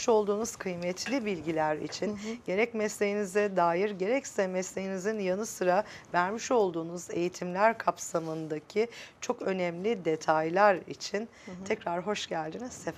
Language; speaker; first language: Turkish; native; Turkish